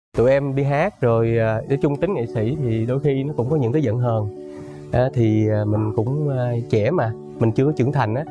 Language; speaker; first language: Vietnamese; native; Vietnamese